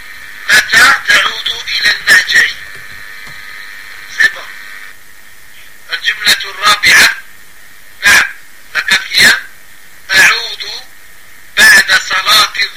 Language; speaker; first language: Arabic; non-native, fluent; French